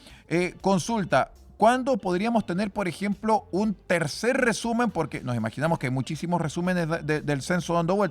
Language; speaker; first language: Spanish; native; Spanish